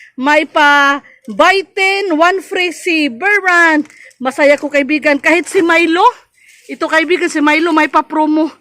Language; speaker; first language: Filipino; native; Filipino